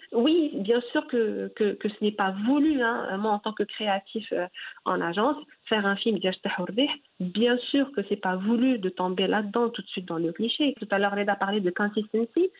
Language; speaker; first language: French; non-native, local second language; Arabic